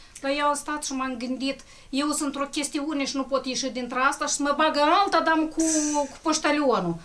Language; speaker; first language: Romanian; native; Romanian